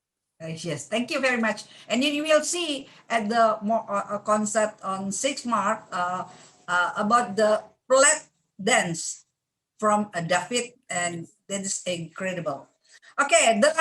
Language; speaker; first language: English; non-native, learner; Indonesian